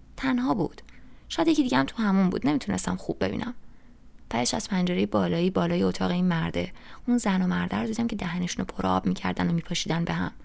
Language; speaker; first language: Persian; native; Persian